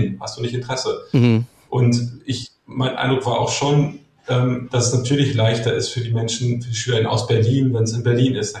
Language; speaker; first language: German; native; German